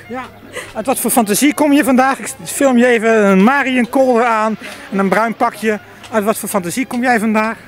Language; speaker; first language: Dutch; native; Dutch